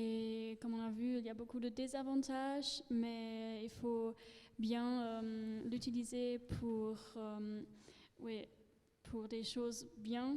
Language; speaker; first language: French; non-native, local second language; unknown